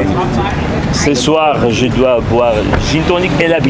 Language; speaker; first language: French; non-native, learner; Russian